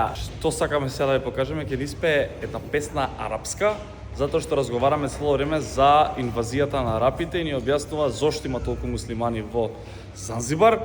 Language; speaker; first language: Macedonian; native; Macedonian